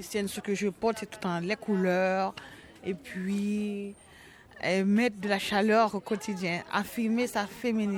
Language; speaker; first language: French; non-native, local second language; Haitian Creole